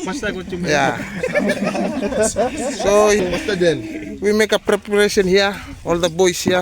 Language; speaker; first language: English; non-native, local second language; Fijian